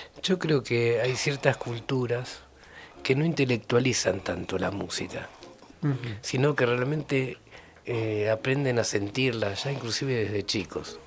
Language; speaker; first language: Spanish; native; Spanish